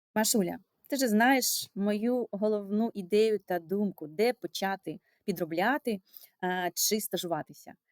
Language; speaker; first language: Ukrainian; non-native, local second language; Russian